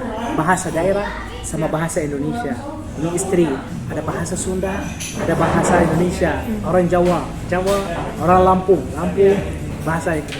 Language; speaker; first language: Indonesian; non-native, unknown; Arabic